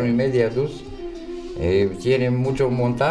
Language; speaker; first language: Spanish; non-native, learner; Romanian